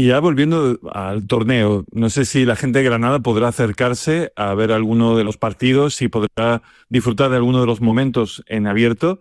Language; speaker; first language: Spanish; native; Spanish